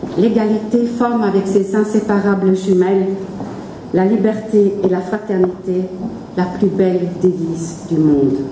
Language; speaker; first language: French; non-native, fluent; Norwegian